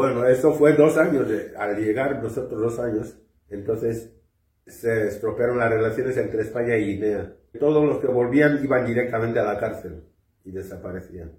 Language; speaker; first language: Spanish; early bilingual, other home language; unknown